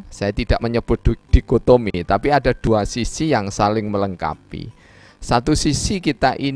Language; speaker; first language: Indonesian; native; Indonesian